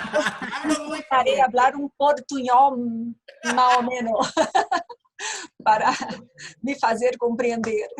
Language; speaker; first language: Spanish; non-native, learner; Portuguese